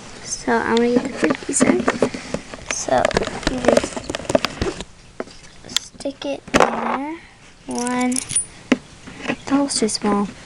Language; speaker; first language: English; native; English